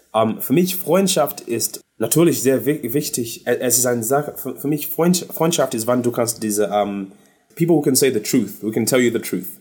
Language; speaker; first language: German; non-native, learner; English